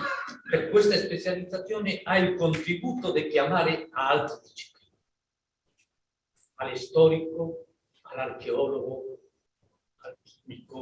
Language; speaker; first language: Italian; non-native, learner; Spanish